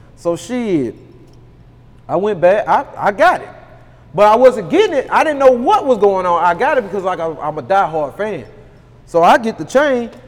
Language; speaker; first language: English; native; English